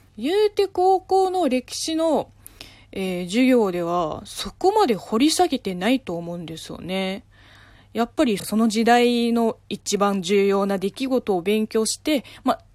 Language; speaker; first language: Japanese; non-native, fluent; Chinese